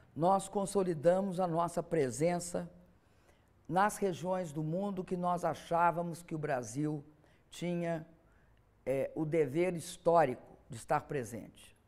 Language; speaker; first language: Portuguese; native; Portuguese